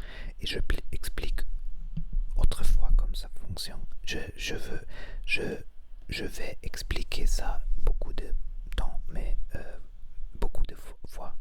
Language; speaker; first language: French; non-native, learner; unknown